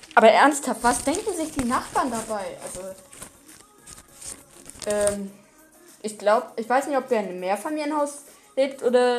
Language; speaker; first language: German; native; German